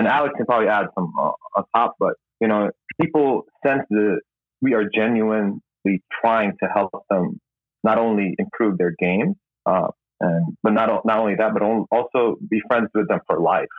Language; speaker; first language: English; non-native, local second language; Cebuano